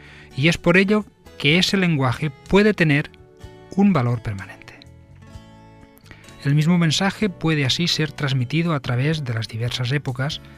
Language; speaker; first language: Spanish; native; Spanish